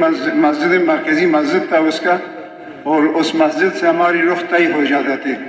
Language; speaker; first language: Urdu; non-native, local second language; Pashto